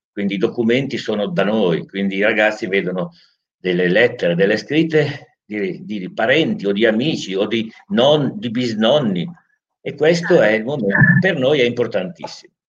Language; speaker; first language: Italian; native; Italian